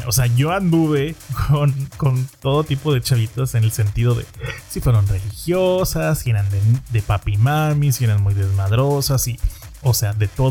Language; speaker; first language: Spanish; native; Spanish